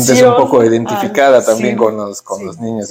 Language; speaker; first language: Spanish; native; Spanish